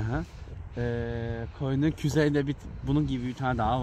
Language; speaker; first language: Turkish; non-native, learner; Chinese